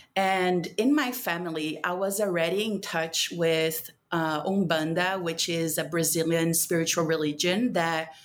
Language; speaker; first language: English; non-native, fluent; Portuguese